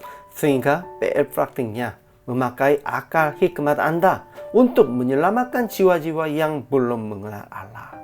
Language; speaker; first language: Indonesian; non-native, fluent; Korean